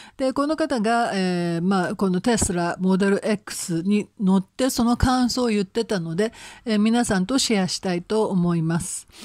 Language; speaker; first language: Japanese; native; Japanese